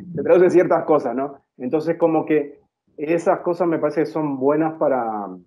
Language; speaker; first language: Spanish; native; Spanish